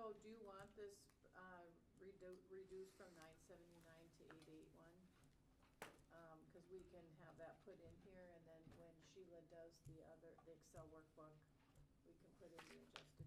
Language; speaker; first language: English; native; English